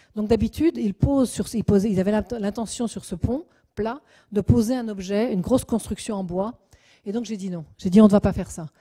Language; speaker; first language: French; native; French